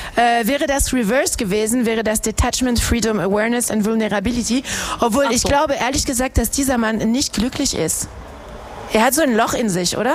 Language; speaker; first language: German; non-native, fluent; French